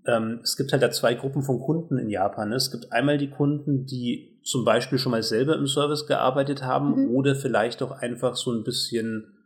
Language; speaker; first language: German; native; German